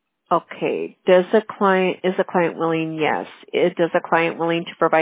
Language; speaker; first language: English; early bilingual, other home language; Spanish